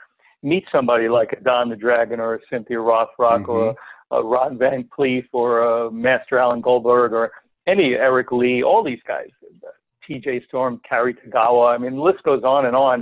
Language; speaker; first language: English; native; English